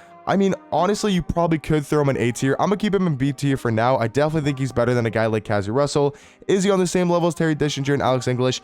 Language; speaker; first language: English; native; English